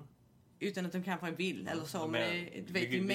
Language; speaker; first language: Swedish; non-native, fluent; English